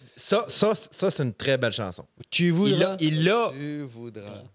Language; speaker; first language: French; native; French